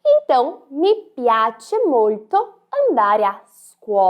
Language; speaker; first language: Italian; non-native, fluent; Portuguese